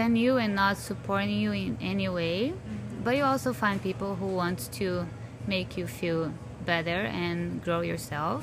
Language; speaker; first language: English; non-native, fluent; Portuguese